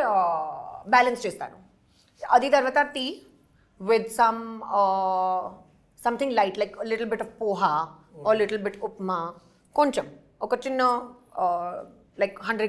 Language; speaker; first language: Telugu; non-native, local second language; Hindi